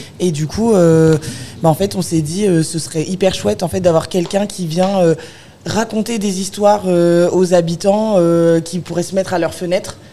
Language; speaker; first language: French; native; French